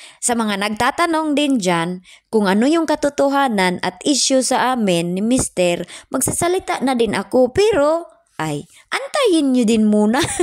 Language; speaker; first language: Filipino; non-native, local second language; Cebuano